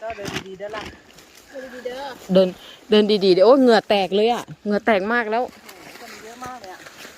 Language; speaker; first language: Thai; non-native, local second language; Northeastern Thai